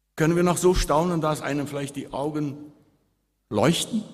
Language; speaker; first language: German; early bilingual, heritage; Spanish